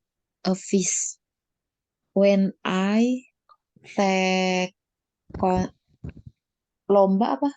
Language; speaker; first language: English; non-native, learner; Indonesian